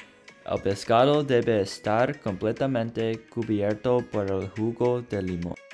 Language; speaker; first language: Spanish; non-native, learner; English